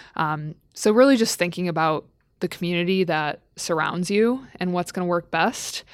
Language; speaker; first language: English; native; English